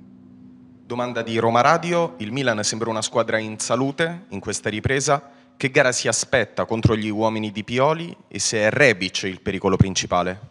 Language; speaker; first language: Italian; native; Italian